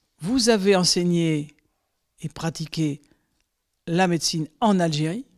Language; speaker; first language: French; native; French